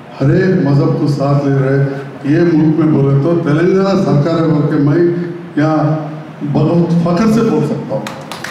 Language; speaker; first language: Urdu; non-native, local second language; Telugu